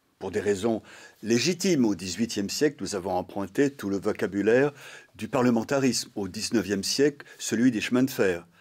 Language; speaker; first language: French; native; French